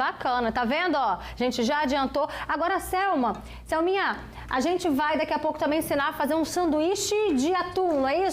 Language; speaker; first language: Portuguese; native; Portuguese